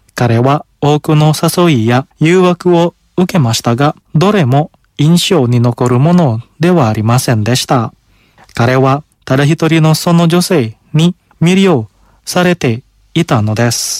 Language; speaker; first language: Japanese; non-native, fluent; Indonesian